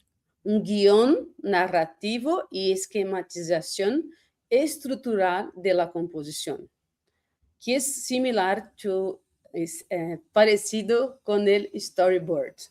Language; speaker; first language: Spanish; non-native, fluent; Portuguese